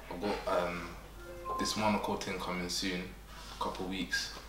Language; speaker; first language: English; early bilingual, other home language; French